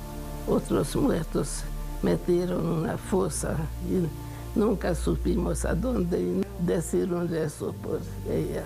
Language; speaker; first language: Spanish; non-native, fluent; Hungarian